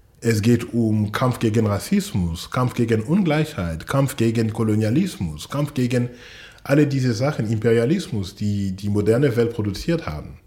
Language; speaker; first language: German; non-native, fluent; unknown